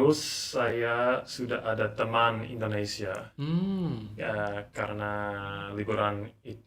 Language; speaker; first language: Indonesian; non-native, learner; English